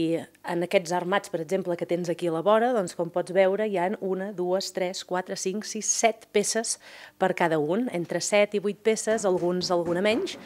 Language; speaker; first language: Catalan; native; Catalan